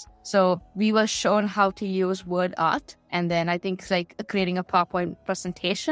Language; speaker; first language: English; non-native, local second language; Sinhala